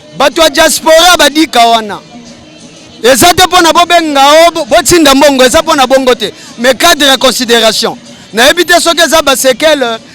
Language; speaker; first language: Lingala; native; Lingala